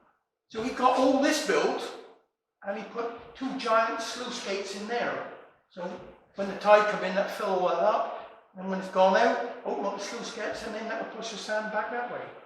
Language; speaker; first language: English; native; English